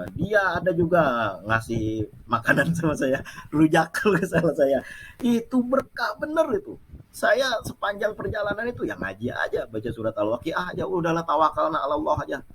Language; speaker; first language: Indonesian; non-native, local second language; Achinese